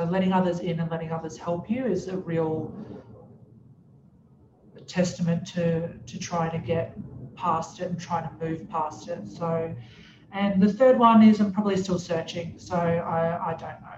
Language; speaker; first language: English; native; English